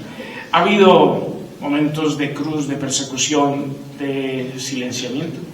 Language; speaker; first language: Spanish; native; Spanish